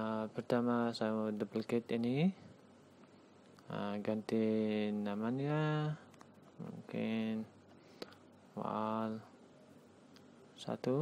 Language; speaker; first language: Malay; non-native, learner; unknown